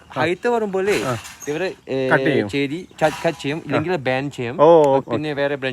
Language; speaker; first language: Malayalam; non-native, learner; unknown